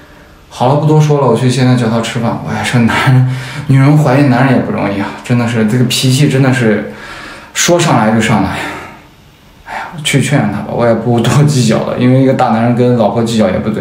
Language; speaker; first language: Chinese; native; Chinese